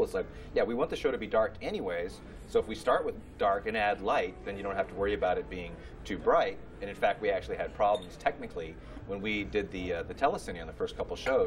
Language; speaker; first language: English; native; English